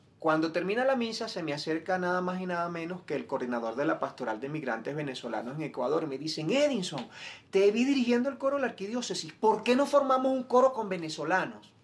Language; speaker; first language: Spanish; native; Spanish